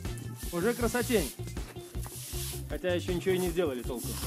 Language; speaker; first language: Russian; native; Russian